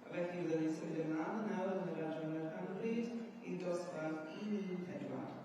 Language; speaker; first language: Welsh; native; Welsh